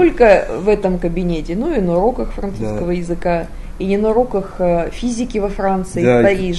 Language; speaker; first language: Russian; native; Russian